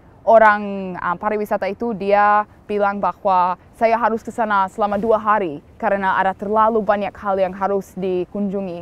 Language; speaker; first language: Indonesian; non-native, fluent; English